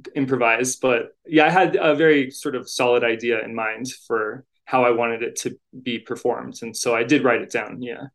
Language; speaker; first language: English; native; English